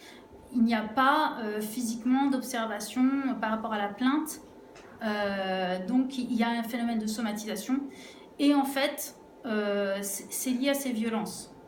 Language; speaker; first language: French; native; French